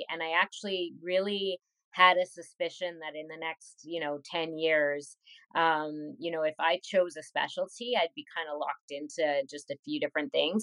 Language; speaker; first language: English; native; English